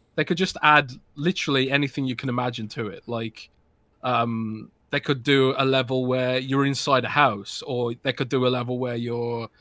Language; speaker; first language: English; native; English